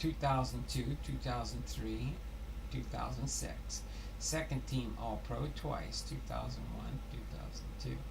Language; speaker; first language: English; native; English